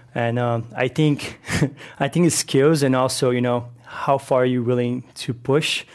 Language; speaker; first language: English; non-native, fluent; Portuguese